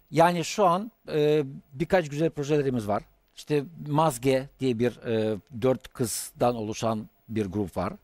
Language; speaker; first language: Turkish; non-native, fluent; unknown